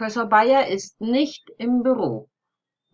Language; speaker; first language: German; non-native, fluent; Spanish